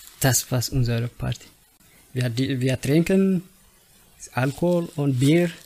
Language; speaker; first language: German; non-native, learner; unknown